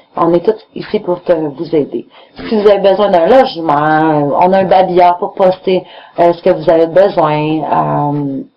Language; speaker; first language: French; native; French